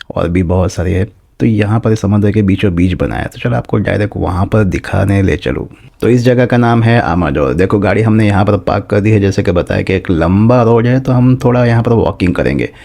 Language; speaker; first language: Hindi; native; Hindi